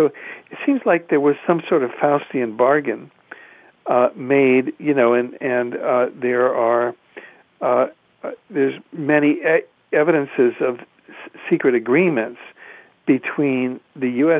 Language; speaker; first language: English; early bilingual, other home language; Spanish